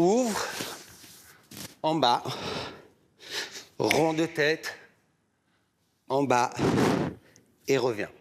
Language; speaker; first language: French; native; French